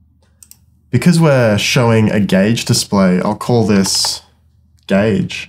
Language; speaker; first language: English; native; English